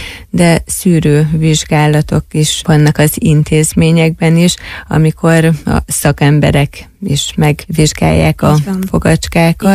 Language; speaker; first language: Hungarian; native; Hungarian